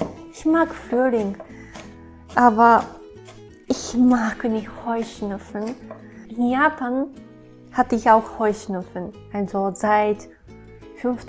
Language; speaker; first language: German; non-native, learner; Japanese